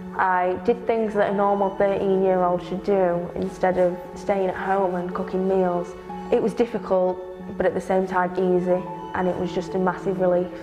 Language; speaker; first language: English; native; English